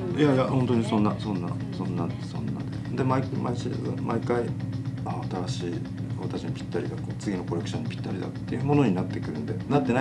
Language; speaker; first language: Japanese; native; Japanese